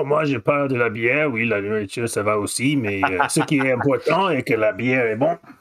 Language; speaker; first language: French; non-native, fluent; English